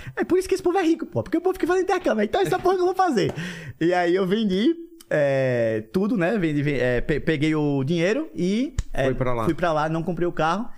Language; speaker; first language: Portuguese; native; Portuguese